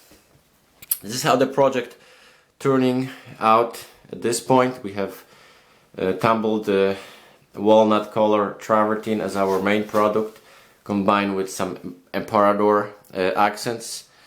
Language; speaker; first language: English; non-native, fluent; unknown